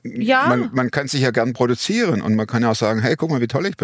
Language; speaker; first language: German; native; German